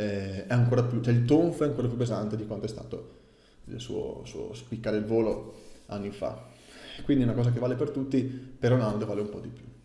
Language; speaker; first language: Italian; native; Italian